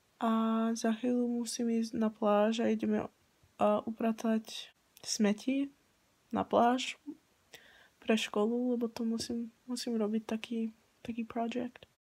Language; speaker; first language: Slovak; early bilingual, heritage; Slovak